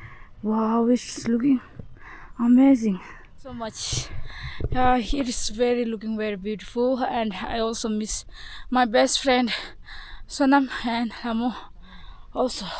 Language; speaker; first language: English; non-native, learner; Tibetan